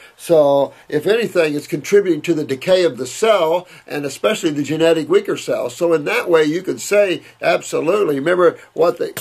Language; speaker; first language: English; native; English